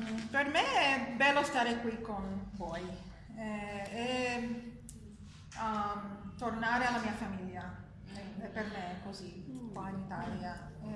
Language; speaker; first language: Italian; non-native, learner; English